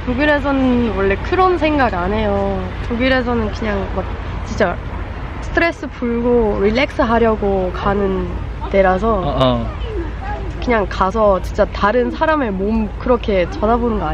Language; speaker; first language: Korean; non-native, fluent; German